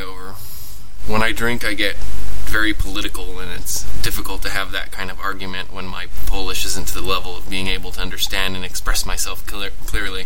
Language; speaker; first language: English; native; English